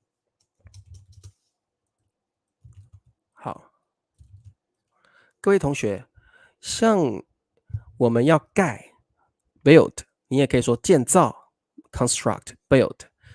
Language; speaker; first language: Chinese; native; Chinese